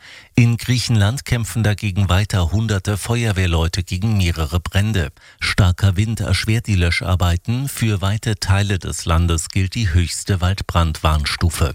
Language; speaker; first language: German; native; German